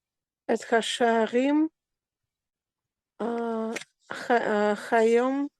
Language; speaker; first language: Hebrew; non-native, learner; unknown